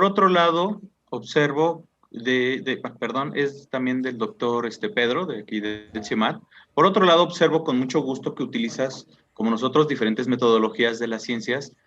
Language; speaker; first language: Spanish; native; Spanish